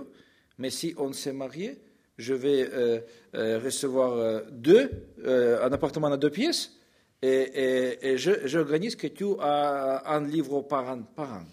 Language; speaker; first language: French; non-native, fluent; Russian